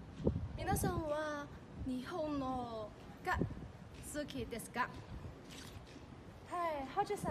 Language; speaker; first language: Japanese; non-native, learner; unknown